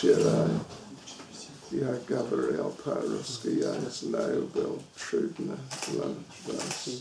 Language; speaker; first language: Russian; non-native, learner; English